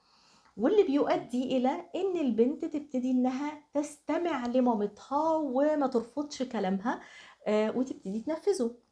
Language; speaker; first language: Arabic; native; Arabic